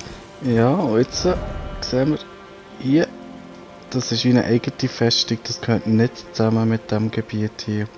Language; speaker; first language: German; native; German